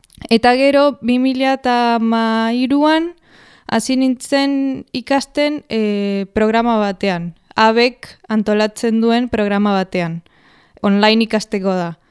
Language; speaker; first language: Basque; non-native, fluent; Spanish